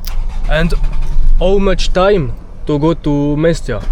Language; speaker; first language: English; non-native, learner; French